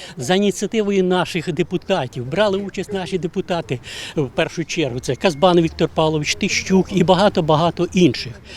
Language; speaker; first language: Ukrainian; native; Ukrainian